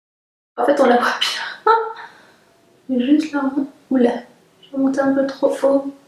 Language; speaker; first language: French; native; French